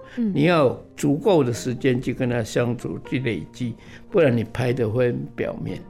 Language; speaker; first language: Chinese; native; Chinese